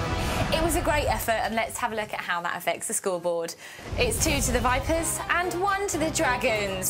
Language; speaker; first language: English; native; English